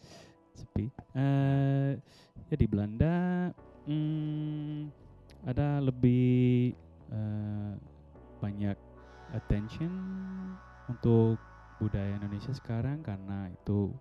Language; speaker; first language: Indonesian; non-native, fluent; Dutch